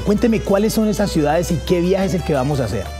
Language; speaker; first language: Spanish; native; Spanish